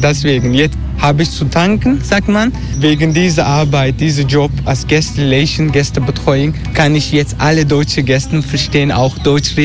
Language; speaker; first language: German; non-native, learner; Turkish